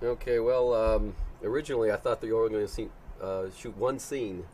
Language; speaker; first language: English; native; English